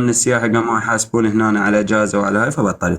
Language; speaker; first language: Arabic; native; Arabic